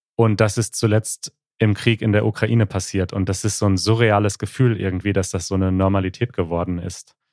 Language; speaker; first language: German; native; German